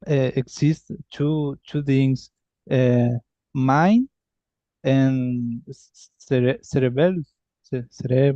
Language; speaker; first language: English; non-native, learner; Spanish